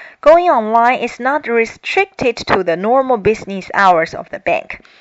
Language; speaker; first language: English; non-native, fluent; Chinese